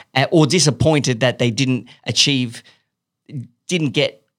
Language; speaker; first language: English; native; English